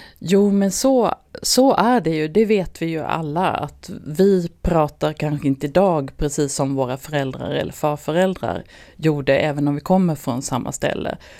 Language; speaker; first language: Swedish; native; Swedish